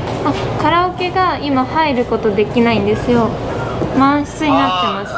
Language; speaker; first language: Japanese; native; Japanese